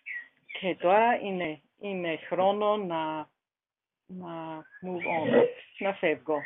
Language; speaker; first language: Greek; non-native, learner; German